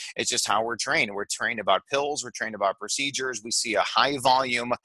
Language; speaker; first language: English; native; English